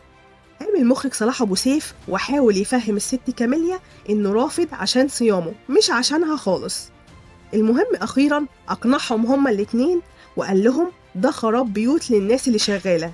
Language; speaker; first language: Arabic; native; Arabic